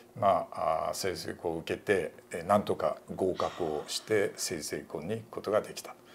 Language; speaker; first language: Japanese; native; Japanese